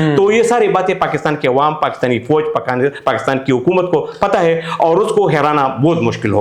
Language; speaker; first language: Urdu; non-native, local second language; Pashto